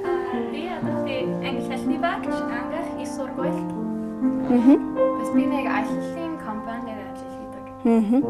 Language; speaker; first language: Mongolian; non-native, learner; English